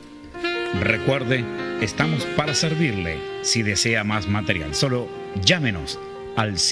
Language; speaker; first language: Spanish; native; Spanish